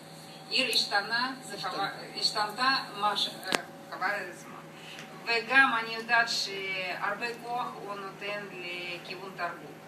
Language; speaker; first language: Hebrew; non-native, learner; Russian